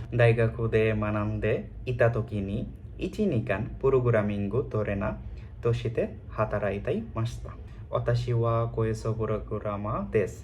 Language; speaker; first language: Japanese; non-native, learner; Bangla